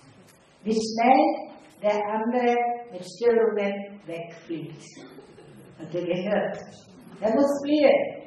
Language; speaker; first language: German; non-native, fluent; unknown